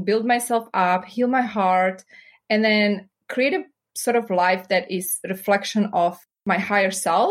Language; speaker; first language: English; non-native, fluent; Slovak